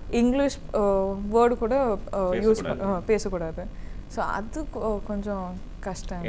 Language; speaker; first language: Tamil; non-native, learner; Kannada